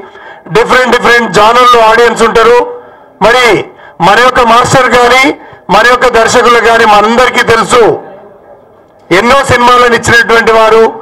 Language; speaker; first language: Telugu; native; Telugu